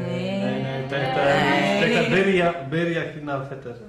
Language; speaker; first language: Icelandic; non-native, learner; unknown